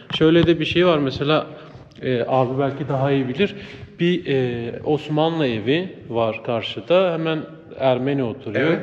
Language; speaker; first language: Turkish; native; Turkish